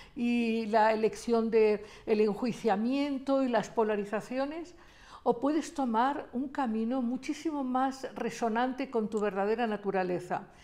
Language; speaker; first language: Spanish; native; Spanish